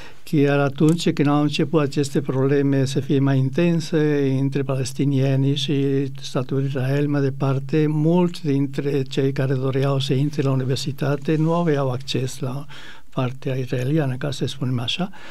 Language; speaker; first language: Romanian; non-native, fluent; Spanish